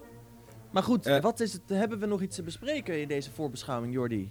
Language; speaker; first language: Dutch; native; Dutch